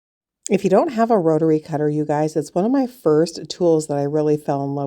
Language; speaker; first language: English; native; English